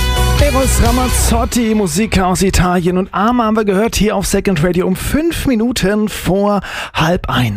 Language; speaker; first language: German; native; German